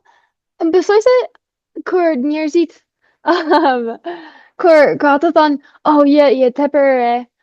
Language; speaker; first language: Albanian; non-native, fluent; English